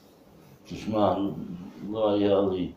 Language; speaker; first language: Hebrew; non-native, fluent; English